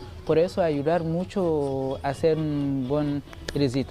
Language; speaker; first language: Spanish; non-native, learner; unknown